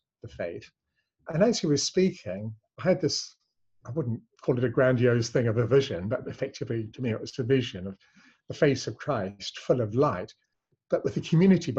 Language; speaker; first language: English; native; English